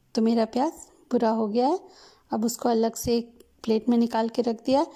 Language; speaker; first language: Hindi; non-native, local second language; Telugu